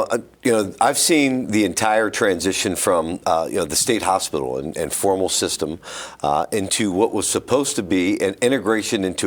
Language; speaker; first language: English; native; English